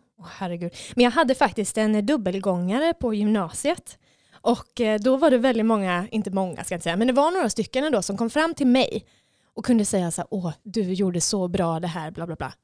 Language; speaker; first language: Swedish; native; Swedish